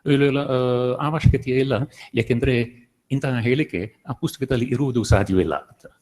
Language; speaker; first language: Kannada; non-native, fluent; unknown